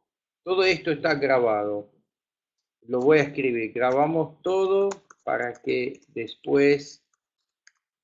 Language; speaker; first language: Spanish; non-native, fluent; Afrikaans